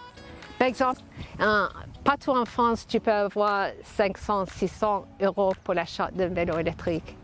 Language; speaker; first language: French; non-native, fluent; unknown